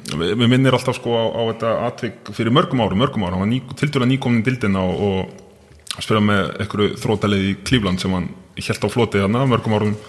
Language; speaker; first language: Icelandic; early bilingual, other home language; Russian